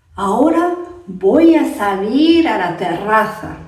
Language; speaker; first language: Spanish; non-native, fluent; Japanese